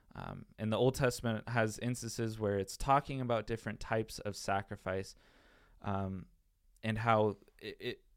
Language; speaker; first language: English; native; English